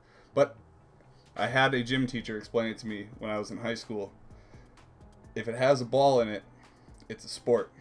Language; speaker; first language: English; native; English